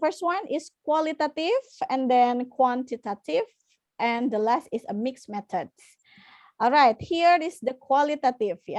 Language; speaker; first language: English; non-native, fluent; Indonesian